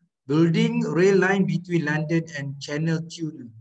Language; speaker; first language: English; non-native, local second language; Malay